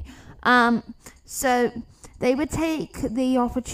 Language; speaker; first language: English; native; English